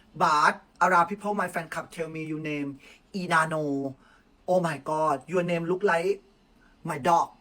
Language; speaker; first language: English; non-native, learner; Thai